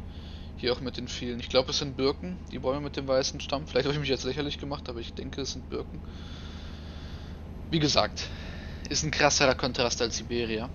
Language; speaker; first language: German; native; German